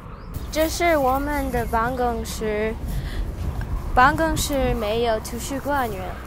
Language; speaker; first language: Chinese; non-native, learner; English